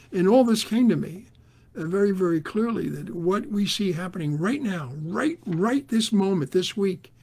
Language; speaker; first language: English; native; English